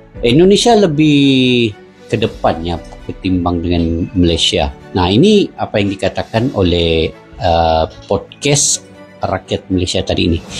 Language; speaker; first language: Malay; native; Malay